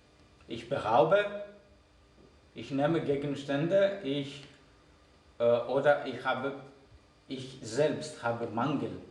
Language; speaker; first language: German; non-native, fluent; Greek